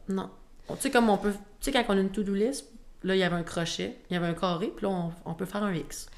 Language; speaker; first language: French; native; French